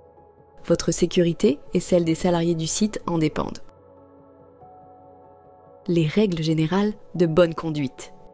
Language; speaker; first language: French; native; French